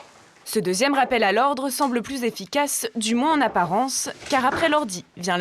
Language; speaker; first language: French; native; French